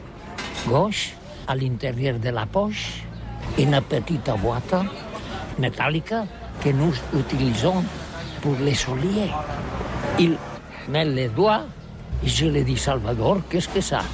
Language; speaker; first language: French; non-native, learner; Catalan